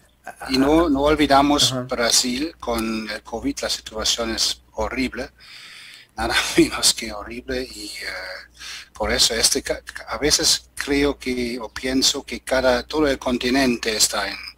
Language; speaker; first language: Spanish; non-native, learner; German